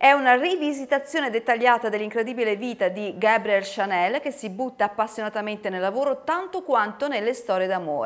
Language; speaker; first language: Italian; native; Italian